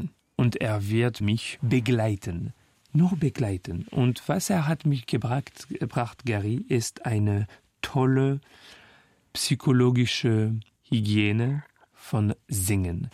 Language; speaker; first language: German; non-native, fluent; French